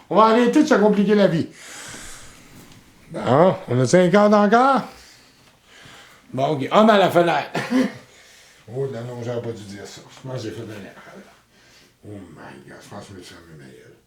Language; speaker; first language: French; native; French